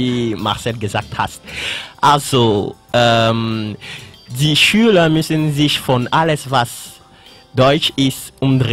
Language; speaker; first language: German; non-native, fluent; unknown